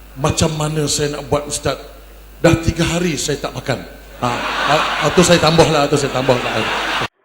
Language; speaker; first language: Malay; native; Malay